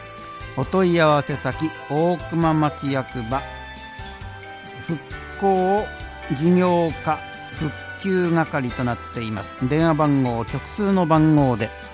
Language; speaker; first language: Japanese; native; Japanese